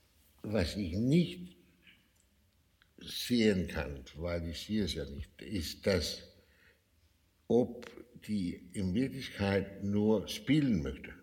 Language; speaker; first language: German; non-native, fluent; Danish